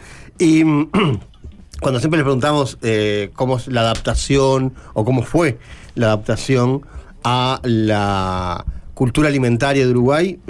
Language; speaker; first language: Spanish; native; Spanish